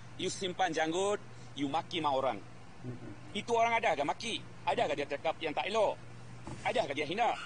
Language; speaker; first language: Malay; non-native, fluent; Bangla